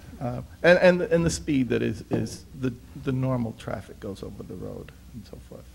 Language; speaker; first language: English; native; English